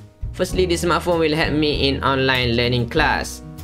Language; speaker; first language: English; non-native, local second language; Malay